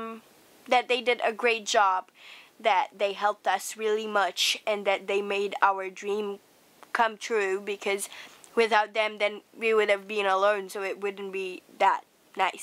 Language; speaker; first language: English; non-native, fluent; Romanian